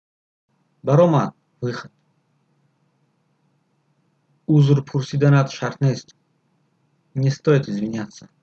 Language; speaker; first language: Russian; non-native, fluent; Tajik